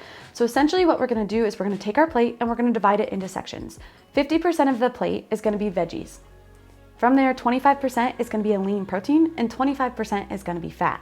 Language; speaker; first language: English; native; English